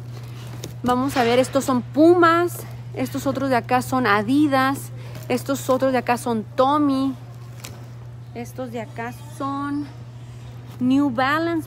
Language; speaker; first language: Spanish; native; Spanish